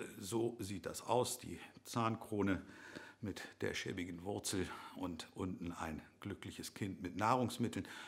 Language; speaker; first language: German; native; German